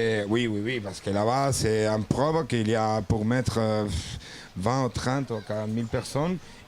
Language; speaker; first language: French; non-native, learner; Spanish